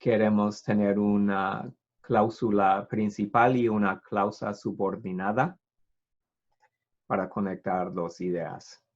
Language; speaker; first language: Spanish; non-native, fluent; English